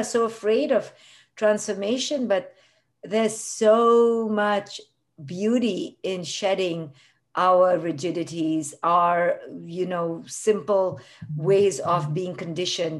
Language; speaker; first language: English; non-native, local second language; Hindi